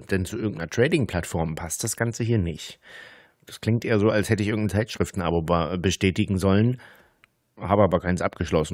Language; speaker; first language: German; native; German